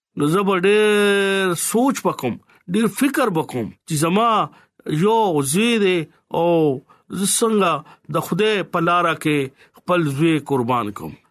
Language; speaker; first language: Pashto; non-native, local second language; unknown